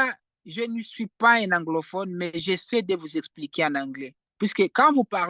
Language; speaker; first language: French; non-native, fluent; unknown